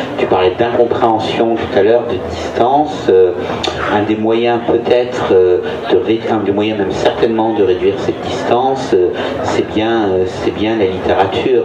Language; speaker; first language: French; native; French